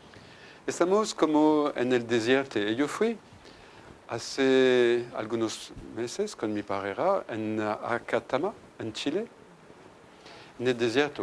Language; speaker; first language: Spanish; non-native, fluent; French